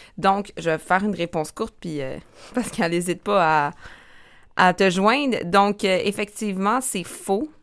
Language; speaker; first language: French; native; French